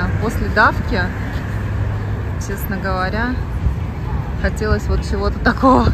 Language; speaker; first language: Russian; native; Russian